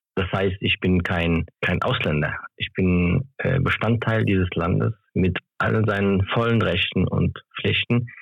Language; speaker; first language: German; early bilingual, other home language; Turkish